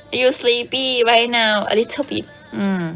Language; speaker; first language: English; non-native, learner; Thai